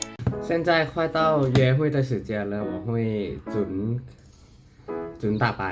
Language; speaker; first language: Chinese; non-native, learner; Thai